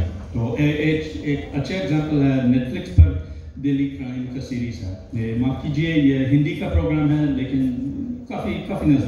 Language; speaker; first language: Hindi; non-native, learner; English